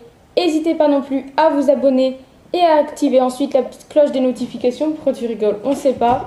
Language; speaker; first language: French; native; French